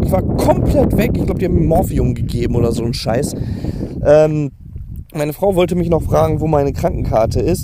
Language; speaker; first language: German; native; German